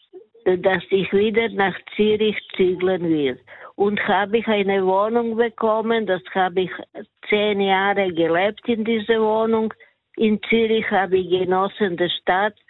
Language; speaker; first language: German; non-native, learner; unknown